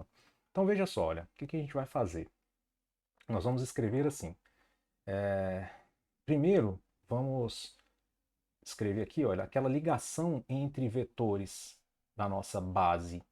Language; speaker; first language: Portuguese; native; Portuguese